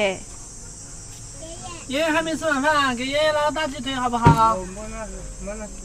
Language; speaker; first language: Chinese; non-native, fluent; Indonesian